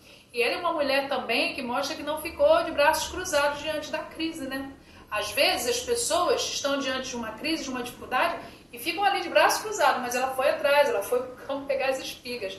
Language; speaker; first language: Portuguese; native; Portuguese